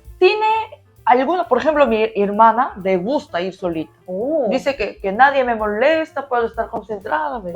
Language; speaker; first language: Spanish; non-native, learner; Korean